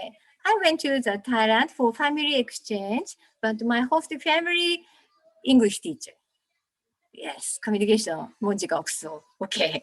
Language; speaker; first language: English; non-native, learner; Japanese